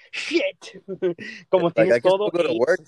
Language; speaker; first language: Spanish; early bilingual, heritage; Spanish